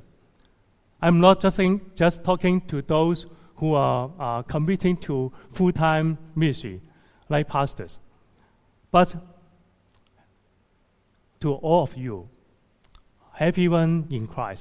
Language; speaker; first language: English; non-native, local second language; Cantonese